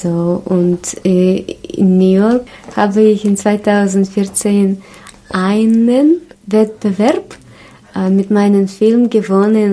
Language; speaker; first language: German; non-native, learner; Russian